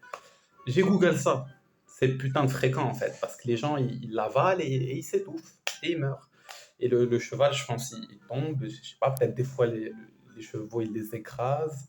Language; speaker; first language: French; native; French